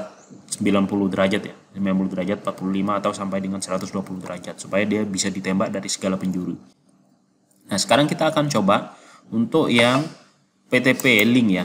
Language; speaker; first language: Indonesian; native; Indonesian